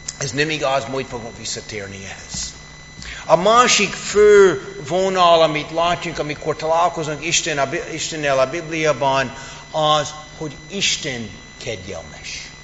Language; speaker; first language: Hungarian; non-native, fluent; English